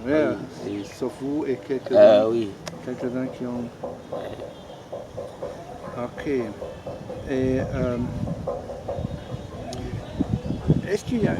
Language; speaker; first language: French; non-native, fluent; German